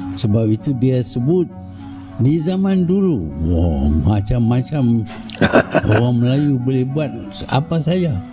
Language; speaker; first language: Malay; native; Malay